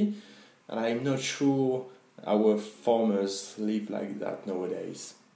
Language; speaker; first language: English; non-native, fluent; French